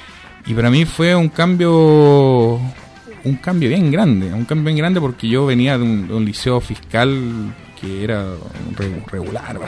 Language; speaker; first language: Spanish; native; Spanish